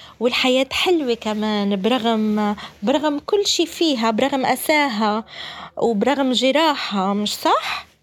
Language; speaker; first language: Arabic; native; Arabic